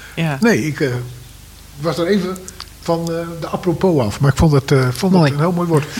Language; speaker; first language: Dutch; native; Dutch